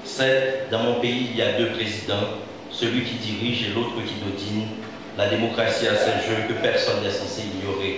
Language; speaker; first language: French; non-native, local second language; Haitian Creole